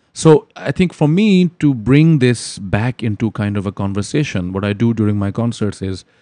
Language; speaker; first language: English; non-native, local second language; Urdu